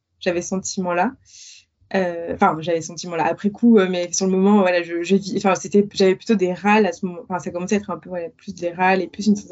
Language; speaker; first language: French; native; French